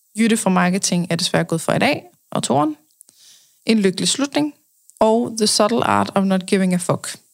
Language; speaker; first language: Danish; native; Danish